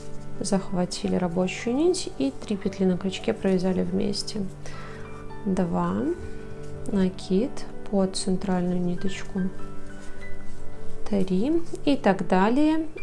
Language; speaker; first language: Russian; native; Russian